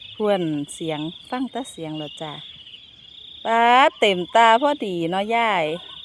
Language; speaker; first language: Thai; native; Thai